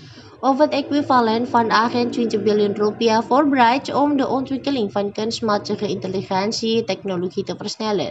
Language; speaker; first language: Dutch; non-native, fluent; Indonesian